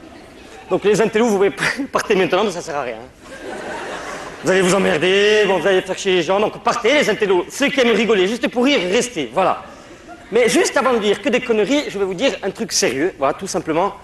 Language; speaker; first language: French; native; French